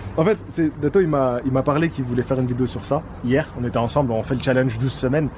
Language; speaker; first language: French; native; French